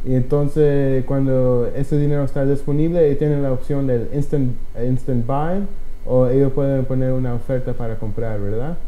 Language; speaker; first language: Spanish; early bilingual, heritage; Spanish